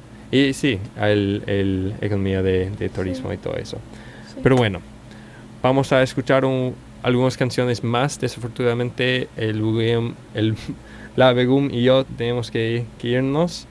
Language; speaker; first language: Spanish; non-native, learner; English